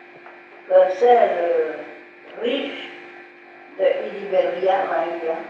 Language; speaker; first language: French; non-native, local second language; Basque